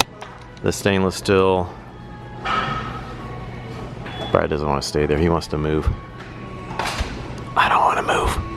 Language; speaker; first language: English; native; English